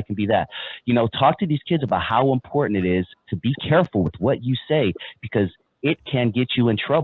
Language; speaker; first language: English; native; English